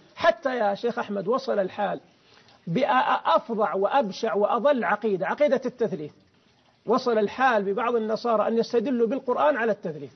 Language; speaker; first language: Arabic; native; Arabic